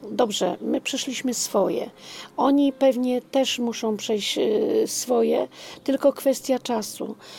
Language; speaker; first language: Polish; native; Polish